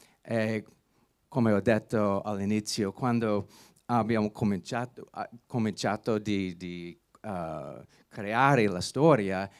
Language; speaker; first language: Italian; non-native, learner; English